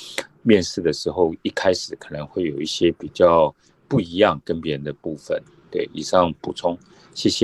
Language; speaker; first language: Chinese; native; Chinese